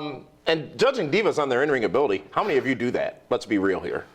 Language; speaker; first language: English; native; English